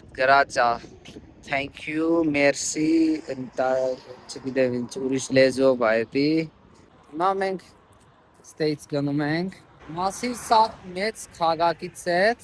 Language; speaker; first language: Armenian; non-native, learner; Hindi